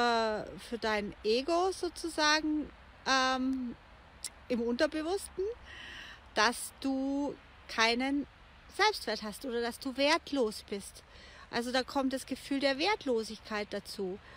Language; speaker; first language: German; native; German